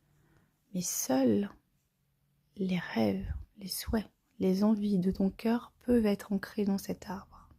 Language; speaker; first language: French; native; French